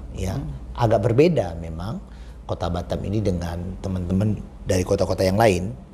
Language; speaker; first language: Indonesian; native; Indonesian